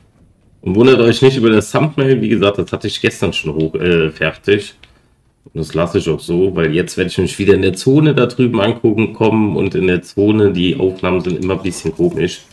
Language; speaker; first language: German; native; German